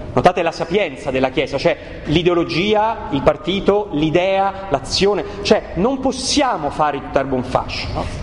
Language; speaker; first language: Italian; native; Italian